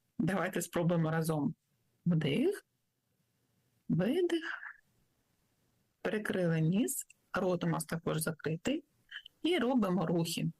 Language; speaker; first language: Ukrainian; native; Ukrainian